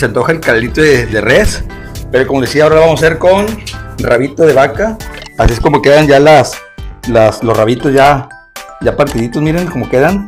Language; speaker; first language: Spanish; native; Spanish